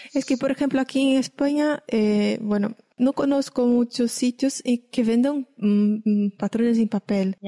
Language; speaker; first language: Spanish; native; Spanish